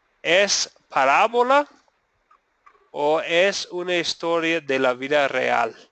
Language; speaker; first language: Spanish; non-native, fluent; English